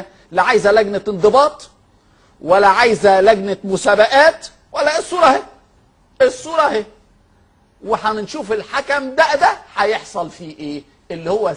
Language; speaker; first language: Arabic; native; Arabic